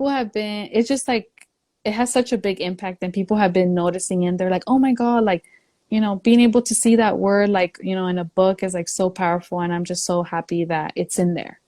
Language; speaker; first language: English; early bilingual, other home language; Spanish